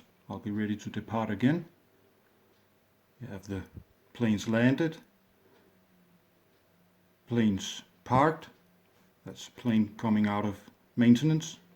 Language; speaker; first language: English; non-native, fluent; Danish